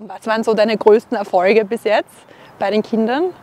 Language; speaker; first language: German; native; German